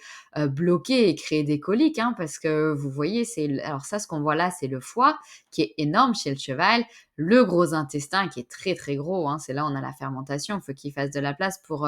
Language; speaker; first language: French; native; French